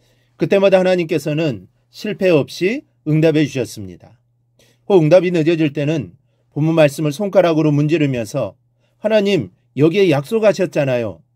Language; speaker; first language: Korean; native; Korean